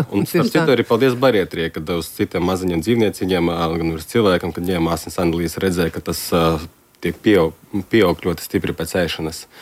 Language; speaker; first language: Latvian; non-native, local second language; Russian